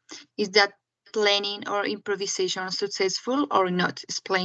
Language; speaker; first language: English; non-native, learner; Spanish